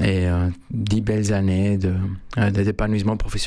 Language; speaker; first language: French; non-native, fluent; Spanish